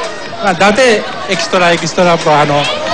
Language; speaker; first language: Filipino; non-native, learner; Korean